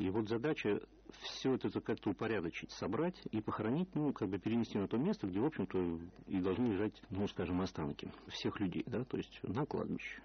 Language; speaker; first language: Russian; native; Russian